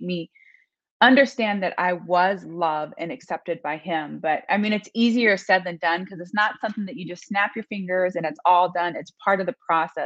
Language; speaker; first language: English; native; English